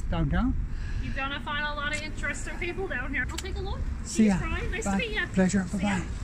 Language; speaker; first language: English; native; English